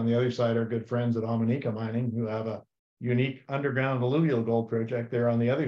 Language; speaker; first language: English; native; English